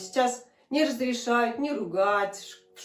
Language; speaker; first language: Russian; native; Russian